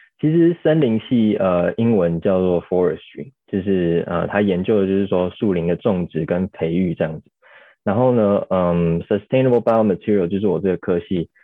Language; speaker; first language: Chinese; native; Chinese